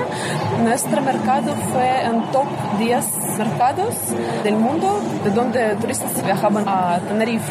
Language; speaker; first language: Spanish; non-native, learner; Russian